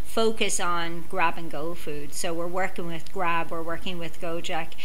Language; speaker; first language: English; native; English